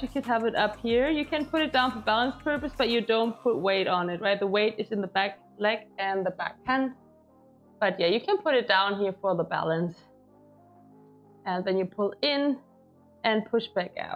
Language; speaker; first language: English; non-native, fluent; German